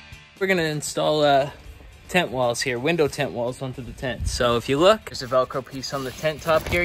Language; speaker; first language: English; native; English